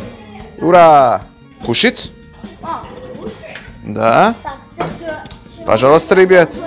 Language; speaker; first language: Russian; non-native, learner; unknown